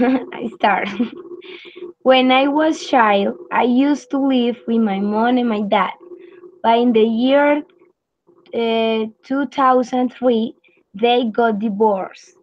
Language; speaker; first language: English; non-native, learner; Spanish